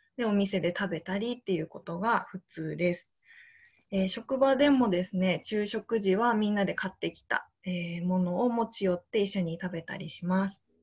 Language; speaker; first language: Japanese; native; Japanese